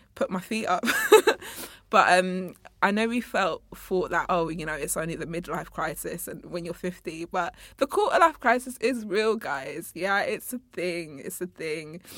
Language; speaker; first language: English; native; English